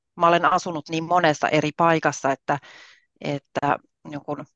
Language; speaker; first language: Finnish; native; Finnish